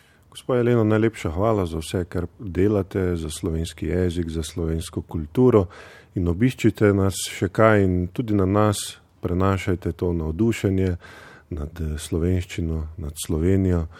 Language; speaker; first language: Slovenian; native; Slovenian